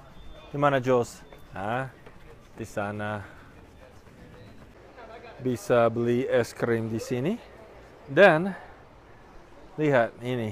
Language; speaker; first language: Indonesian; non-native, fluent; English